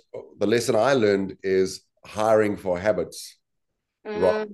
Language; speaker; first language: English; native; English